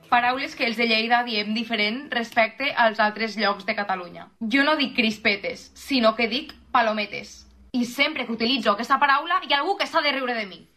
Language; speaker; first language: Catalan; native; Catalan